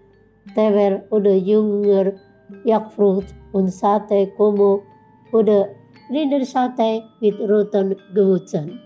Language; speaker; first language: German; non-native, fluent; Indonesian